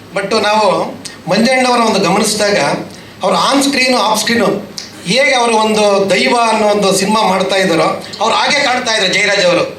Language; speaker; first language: Kannada; native; Kannada